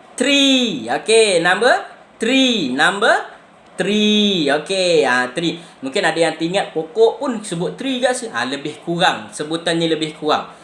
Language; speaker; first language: Malay; native; Malay